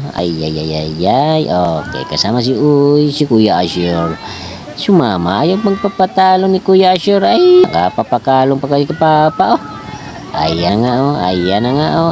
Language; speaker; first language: Filipino; non-native, local second language; Cebuano